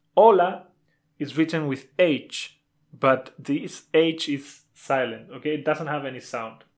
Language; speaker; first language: English; non-native, fluent; Spanish